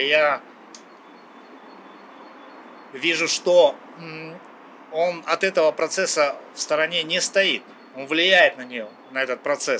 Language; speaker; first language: Russian; native; Russian